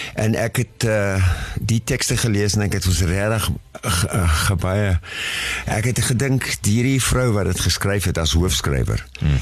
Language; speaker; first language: Afrikaans; non-native, local second language; English